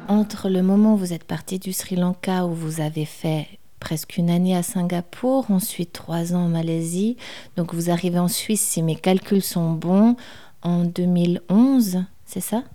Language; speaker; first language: French; native; French